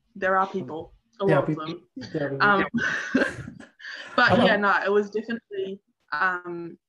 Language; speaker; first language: English; native; English